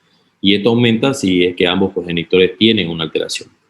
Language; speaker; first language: Spanish; native; Spanish